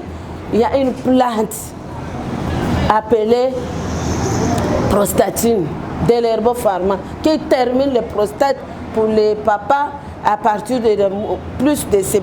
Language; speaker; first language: French; non-native, local second language; Lingala